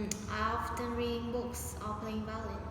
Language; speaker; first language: English; non-native, learner; Vietnamese